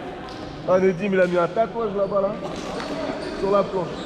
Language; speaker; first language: French; native; French